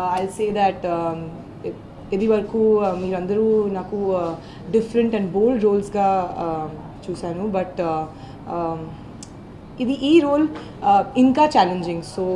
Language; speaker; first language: Telugu; non-native, learner; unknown